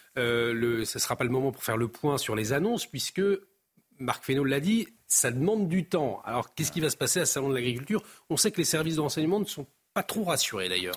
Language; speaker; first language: French; native; French